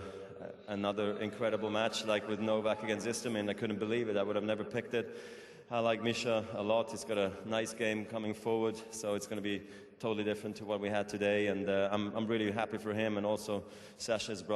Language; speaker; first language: English; non-native, fluent; German